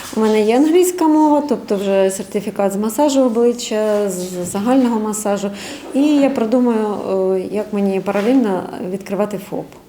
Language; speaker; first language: Ukrainian; non-native, local second language; Russian